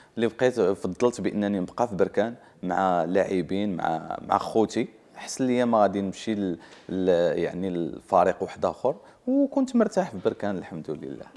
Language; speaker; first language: Arabic; native; Arabic